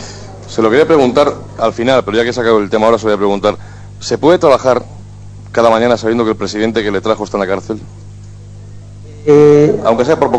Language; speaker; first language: Spanish; native; Spanish